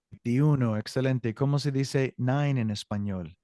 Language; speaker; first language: Spanish; non-native, fluent; English